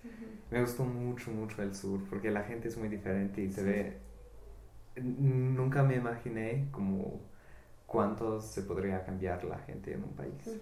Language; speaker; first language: Spanish; non-native, fluent; English